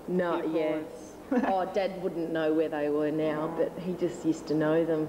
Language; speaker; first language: English; native; English